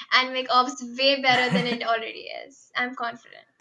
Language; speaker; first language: English; non-native, local second language; Hindi